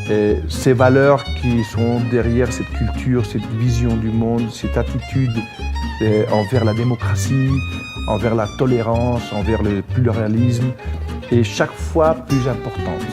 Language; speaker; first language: French; non-native, fluent; Spanish